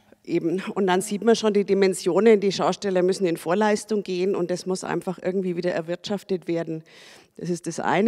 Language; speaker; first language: German; native; German